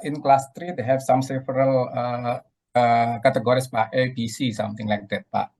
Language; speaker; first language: English; non-native, learner; Indonesian